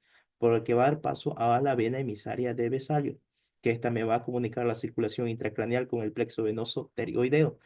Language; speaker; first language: Spanish; native; Spanish